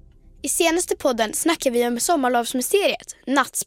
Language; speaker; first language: Swedish; native; Swedish